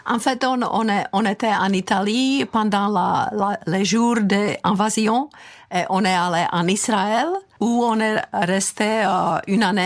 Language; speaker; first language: French; non-native, fluent; Czech